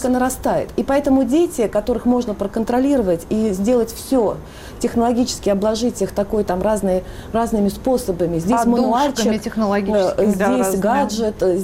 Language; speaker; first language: Russian; native; Russian